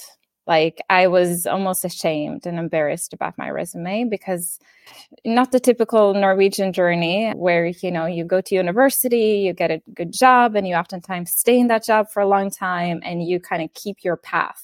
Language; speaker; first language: English; non-native, fluent; Norwegian